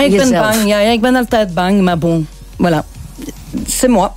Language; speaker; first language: Dutch; non-native, local second language; French